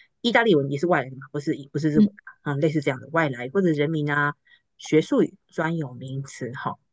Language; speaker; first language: Chinese; native; Chinese